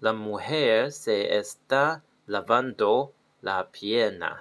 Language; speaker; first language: Spanish; non-native, learner; Chinese